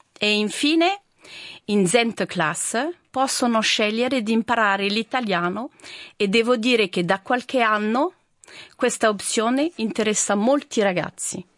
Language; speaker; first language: Italian; non-native, fluent; French